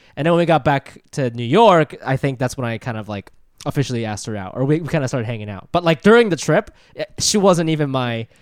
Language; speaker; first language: English; native; English